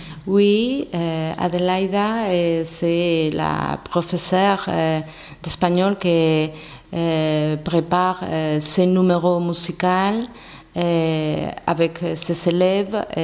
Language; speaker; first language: French; non-native, learner; Spanish